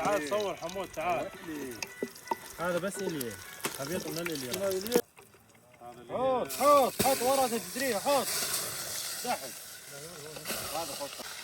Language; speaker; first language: Arabic; native; Arabic